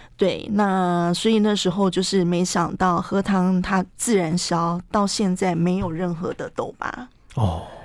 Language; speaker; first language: Chinese; native; Chinese